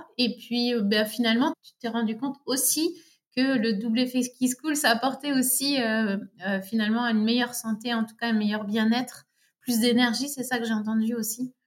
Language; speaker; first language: French; native; French